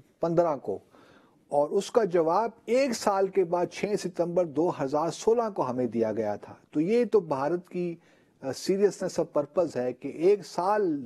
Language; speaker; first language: Urdu; native; Urdu